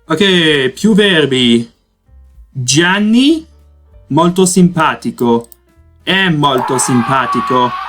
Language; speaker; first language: Italian; non-native, learner; Portuguese